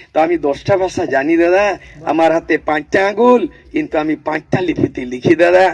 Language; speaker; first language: Bangla; non-native, local second language; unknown